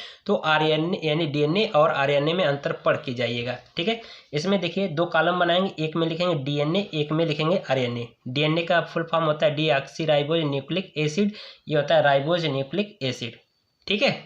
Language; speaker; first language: Hindi; native; Hindi